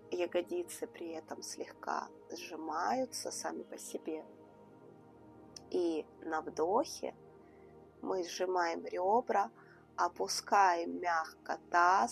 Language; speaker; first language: Russian; native; Russian